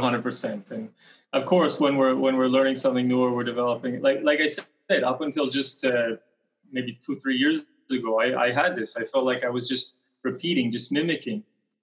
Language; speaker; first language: English; native; English